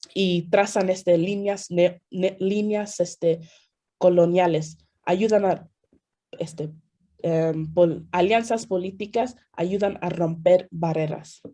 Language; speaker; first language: Spanish; non-native, fluent; English